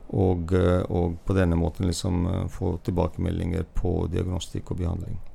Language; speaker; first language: Norwegian; non-native, fluent; Hindi